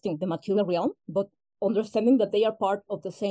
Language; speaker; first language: English; non-native, fluent; Spanish